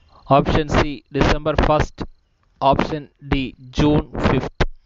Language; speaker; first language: English; non-native, local second language; Malayalam